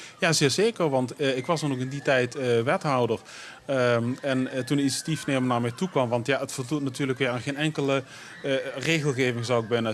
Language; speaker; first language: Dutch; native; Dutch